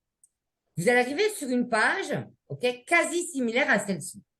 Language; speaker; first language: French; native; French